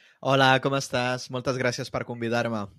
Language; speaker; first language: Catalan; non-native, fluent; Spanish